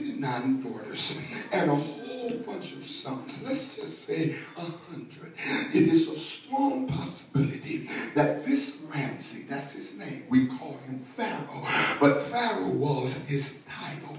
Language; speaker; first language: English; native; English